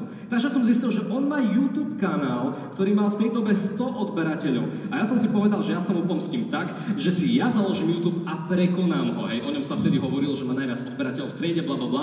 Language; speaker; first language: Slovak; native; Slovak